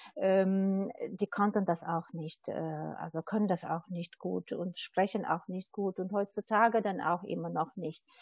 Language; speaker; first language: German; non-native, fluent; Albanian